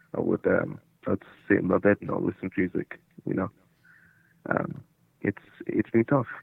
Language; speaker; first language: English; early bilingual, other home language; Portuguese